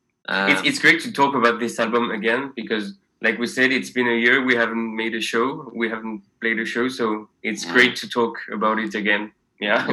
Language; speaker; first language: English; non-native, fluent; French